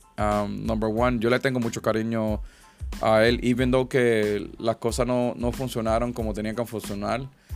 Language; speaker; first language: Spanish; early bilingual, other home language; English